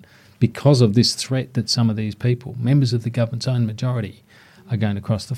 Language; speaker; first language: English; native; English